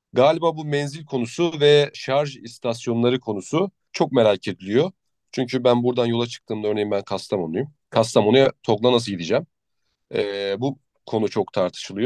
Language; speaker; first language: Turkish; native; Turkish